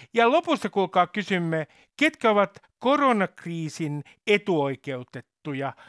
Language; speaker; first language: Finnish; native; Finnish